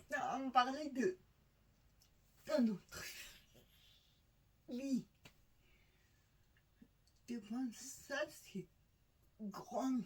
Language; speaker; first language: French; non-native, learner; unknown